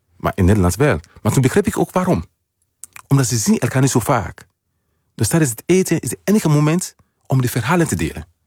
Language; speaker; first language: Dutch; non-native, fluent; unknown